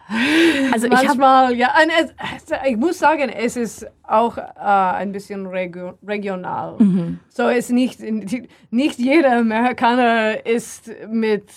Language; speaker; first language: German; non-native, learner; English